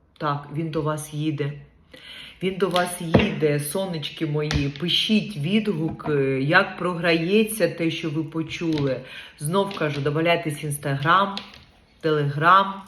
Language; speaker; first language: Ukrainian; non-native, local second language; Russian